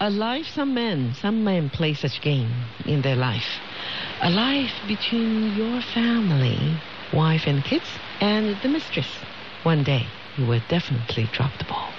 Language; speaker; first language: English; non-native, fluent; Chinese